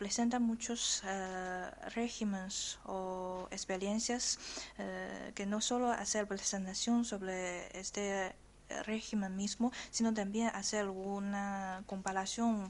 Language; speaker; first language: Spanish; non-native, learner; Chinese